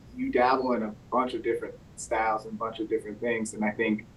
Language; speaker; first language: English; native; English